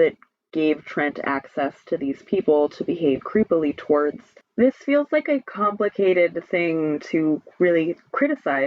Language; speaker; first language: English; native; English